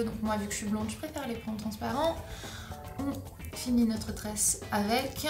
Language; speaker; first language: French; native; French